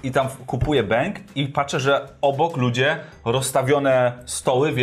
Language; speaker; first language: Polish; native; Polish